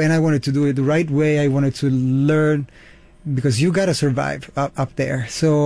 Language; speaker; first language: English; non-native, fluent; Italian